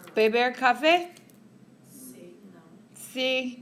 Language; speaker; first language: Spanish; non-native, fluent; English